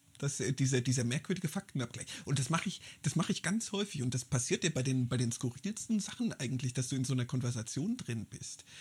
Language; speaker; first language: German; native; German